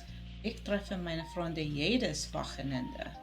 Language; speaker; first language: German; non-native, learner; English